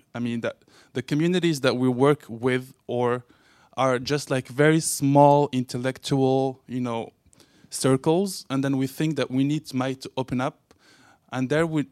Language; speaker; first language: English; non-native, fluent; Arabic